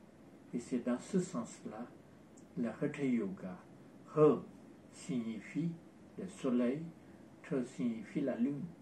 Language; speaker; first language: French; non-native, fluent; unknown